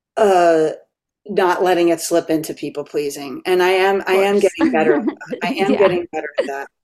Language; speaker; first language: English; native; English